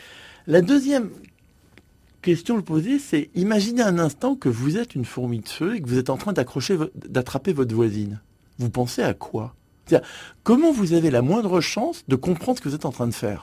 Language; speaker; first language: French; native; French